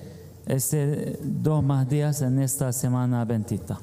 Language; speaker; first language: Spanish; non-native, fluent; Arabic